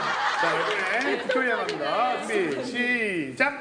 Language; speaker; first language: Korean; native; Korean